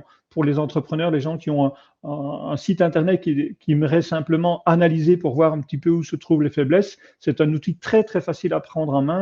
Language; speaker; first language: French; native; French